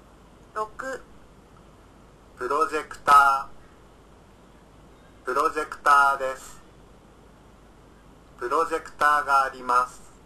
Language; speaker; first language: Japanese; non-native, learner; Indonesian